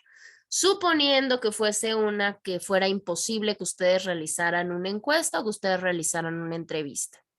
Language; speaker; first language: Spanish; native; Spanish